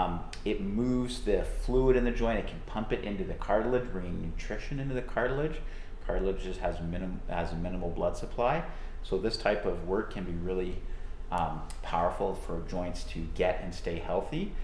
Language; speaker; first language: English; native; English